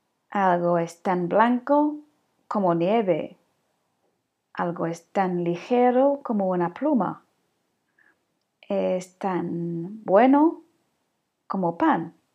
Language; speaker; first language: Spanish; non-native, learner; English